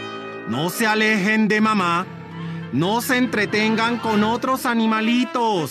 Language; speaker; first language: Spanish; native; Spanish